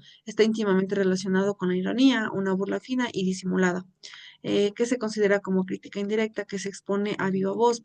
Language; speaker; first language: Spanish; native; Spanish